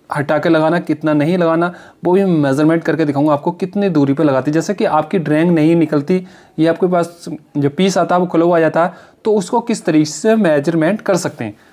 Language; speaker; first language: Hindi; native; Hindi